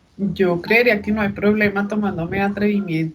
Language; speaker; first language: Spanish; native; Spanish